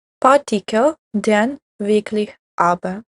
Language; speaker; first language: German; non-native, fluent; Ukrainian